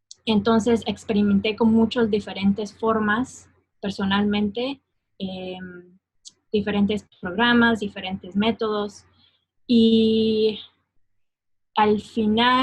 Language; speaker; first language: Spanish; non-native, fluent; English